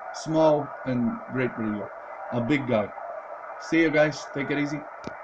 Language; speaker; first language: English; non-native, learner; Portuguese